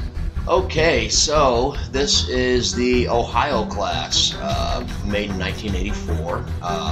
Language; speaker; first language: English; native; English